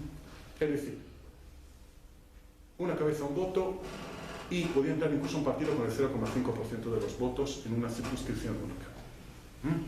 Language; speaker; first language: Spanish; non-native, fluent; Italian